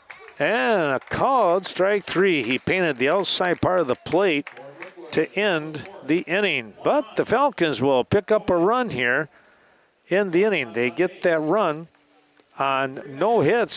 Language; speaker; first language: English; native; English